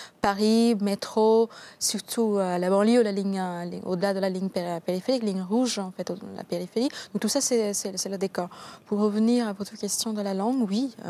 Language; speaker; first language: French; non-native, fluent; Bangla